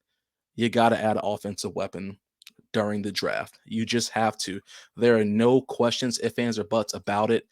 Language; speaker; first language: English; native; English